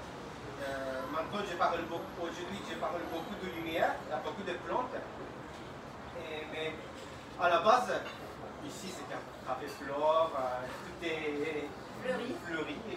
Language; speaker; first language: French; non-native, fluent; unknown